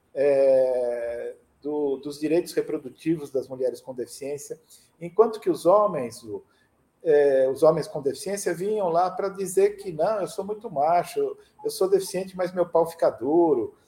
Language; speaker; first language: Portuguese; native; Portuguese